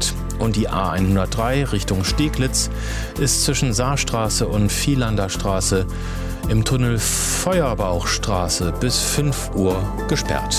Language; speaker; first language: German; native; German